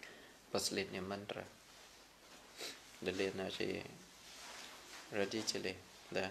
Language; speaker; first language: Russian; non-native, fluent; Thai